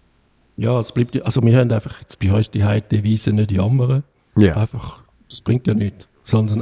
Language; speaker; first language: German; native; German